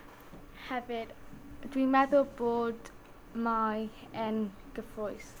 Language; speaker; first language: Welsh; non-native, local second language; English